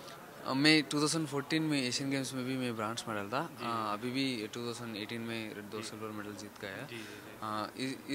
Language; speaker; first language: Hindi; non-native, local second language; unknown